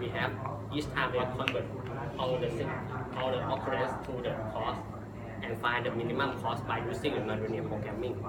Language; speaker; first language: English; non-native, learner; Thai